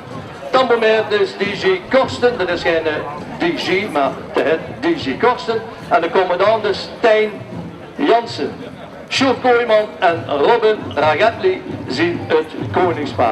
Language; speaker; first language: Dutch; native; Dutch